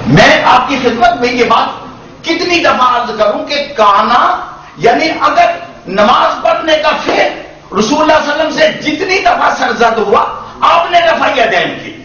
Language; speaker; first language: Urdu; native; Urdu